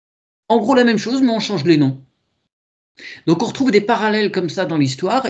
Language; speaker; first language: French; native; French